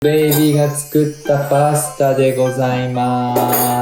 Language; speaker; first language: Japanese; native; Japanese